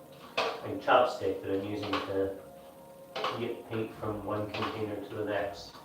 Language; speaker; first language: English; native; English